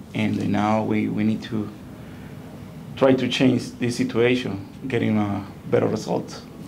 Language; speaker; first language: English; non-native, fluent; Spanish